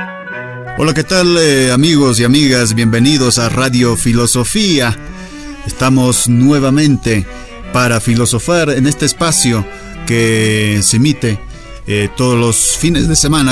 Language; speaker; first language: Spanish; native; Spanish